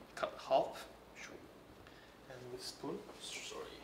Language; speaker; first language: English; non-native, learner; Korean